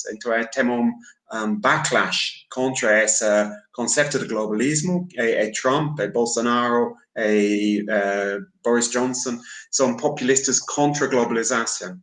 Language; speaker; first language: Portuguese; non-native, fluent; English